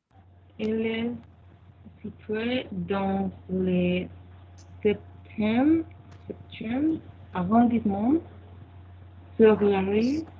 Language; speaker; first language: French; non-native, learner; Spanish